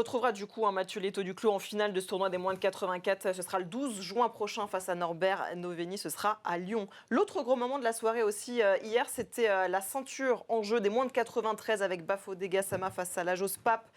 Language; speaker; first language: French; native; French